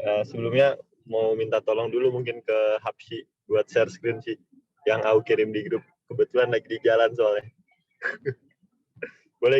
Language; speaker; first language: Indonesian; native; Indonesian